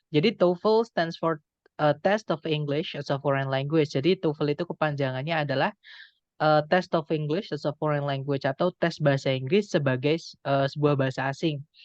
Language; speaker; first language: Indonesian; non-native, local second language; Javanese